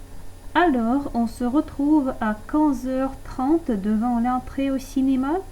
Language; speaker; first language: French; non-native, fluent; Russian